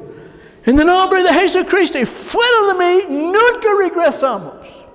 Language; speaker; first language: Spanish; non-native, learner; English